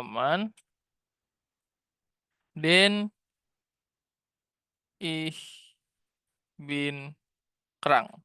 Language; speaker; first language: German; non-native, fluent; Indonesian